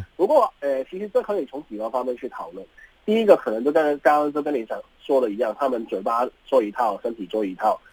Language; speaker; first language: Chinese; non-native, fluent; Cantonese